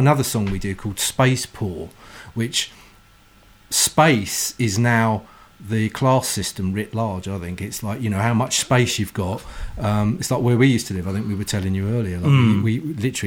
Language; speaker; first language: English; native; English